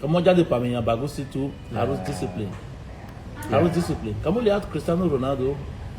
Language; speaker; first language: Indonesian; non-native, fluent; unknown